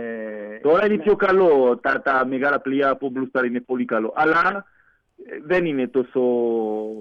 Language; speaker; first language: Greek; early bilingual, heritage; French